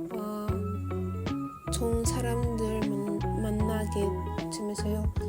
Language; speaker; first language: Korean; non-native, learner; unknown